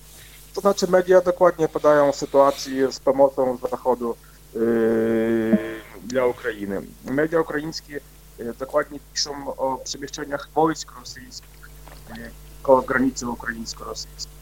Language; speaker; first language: Polish; non-native, fluent; Ukrainian